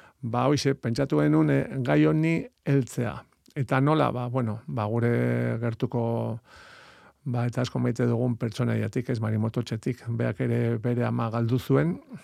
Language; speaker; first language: Basque; native; Basque